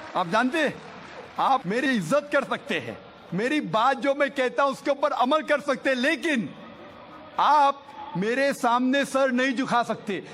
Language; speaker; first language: Hindi; non-native, local second language; Konkani